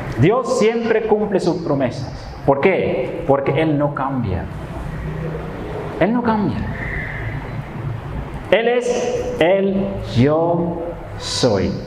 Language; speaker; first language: Spanish; non-native, fluent; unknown